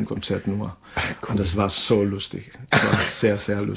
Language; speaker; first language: German; non-native, fluent; Spanish